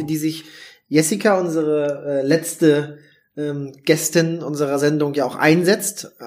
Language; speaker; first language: German; native; German